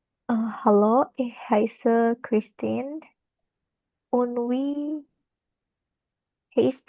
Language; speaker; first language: German; non-native, learner; Indonesian